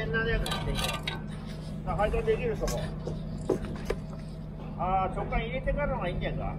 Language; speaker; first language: Japanese; native; Japanese